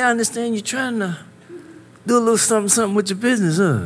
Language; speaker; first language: English; native; English